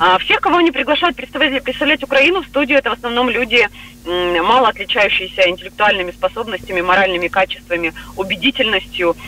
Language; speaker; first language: Russian; native; Russian